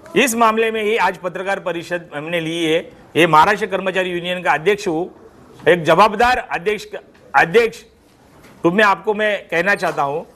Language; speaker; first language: Hindi; non-native, local second language; Marathi